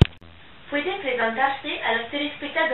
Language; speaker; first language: Spanish; non-native, learner; French